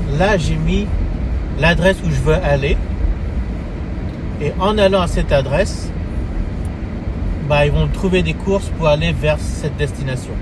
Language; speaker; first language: French; early bilingual, heritage; French